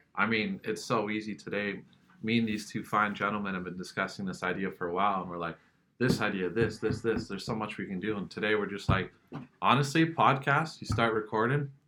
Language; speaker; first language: English; native; English